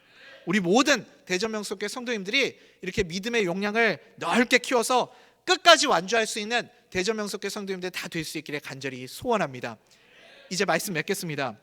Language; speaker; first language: Korean; native; Korean